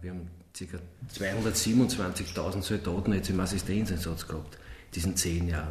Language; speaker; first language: German; native; German